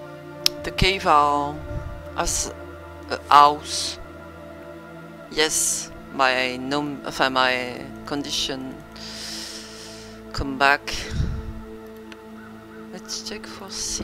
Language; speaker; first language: English; non-native, learner; French